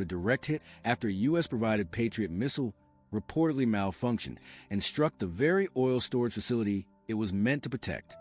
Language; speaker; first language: English; native; English